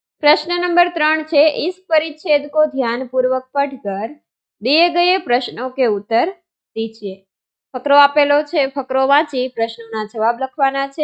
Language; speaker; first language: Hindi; non-native, local second language; Gujarati